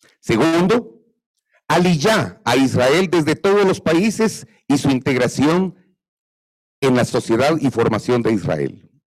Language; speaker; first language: Spanish; native; Spanish